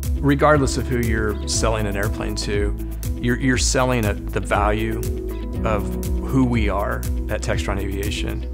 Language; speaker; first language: English; native; English